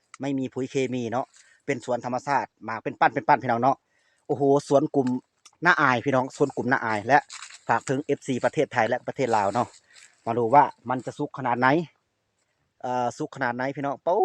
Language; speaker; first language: Thai; non-native, local second language; Lao